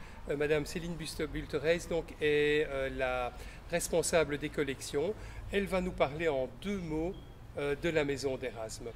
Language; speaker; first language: French; native; French